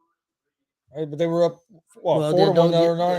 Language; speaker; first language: English; native; English